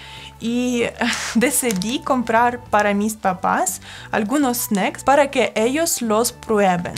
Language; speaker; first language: Spanish; non-native, fluent; Russian